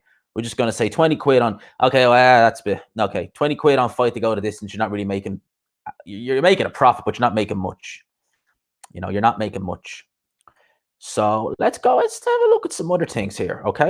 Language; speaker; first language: English; native; English